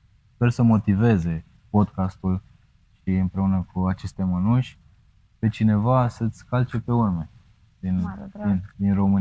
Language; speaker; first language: Romanian; native; Romanian